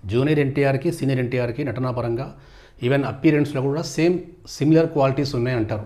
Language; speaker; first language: Telugu; native; Telugu